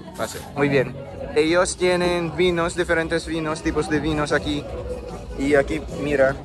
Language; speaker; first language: Spanish; non-native, learner; Filipino